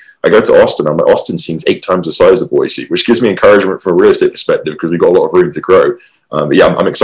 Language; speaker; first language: English; native; English